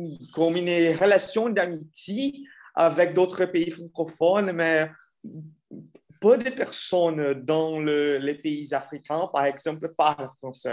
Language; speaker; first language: French; non-native, fluent; Portuguese